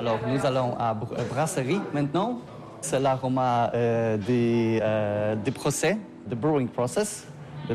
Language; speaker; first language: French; non-native, learner; Polish